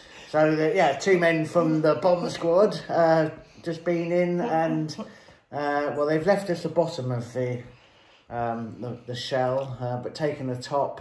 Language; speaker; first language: English; native; English